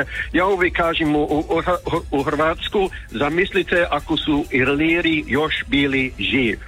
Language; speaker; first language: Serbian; early bilingual, heritage; Croatian